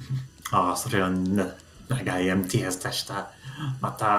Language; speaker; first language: Japanese; non-native, learner; English